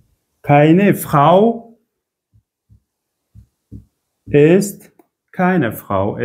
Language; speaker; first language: German; non-native, fluent; Persian